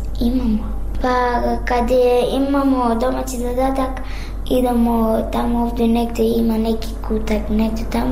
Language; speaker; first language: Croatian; non-native, learner; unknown